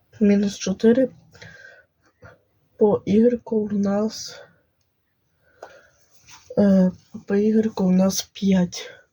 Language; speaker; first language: Ukrainian; non-native, local second language; Russian